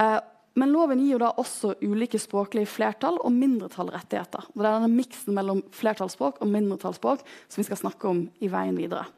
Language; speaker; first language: Norwegian; native; Norwegian